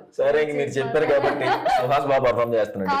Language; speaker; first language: Telugu; native; Telugu